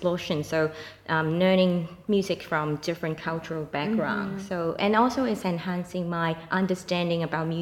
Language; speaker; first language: English; non-native, local second language; Cantonese